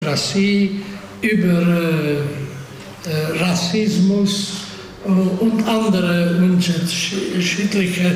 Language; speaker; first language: German; non-native, fluent; Hungarian